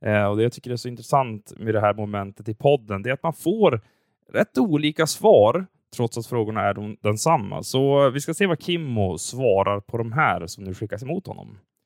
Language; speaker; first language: Swedish; native; Swedish